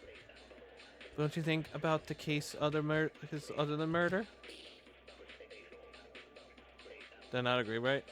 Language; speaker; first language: English; native; English